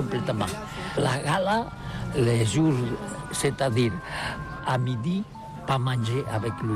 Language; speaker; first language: French; non-native, learner; Catalan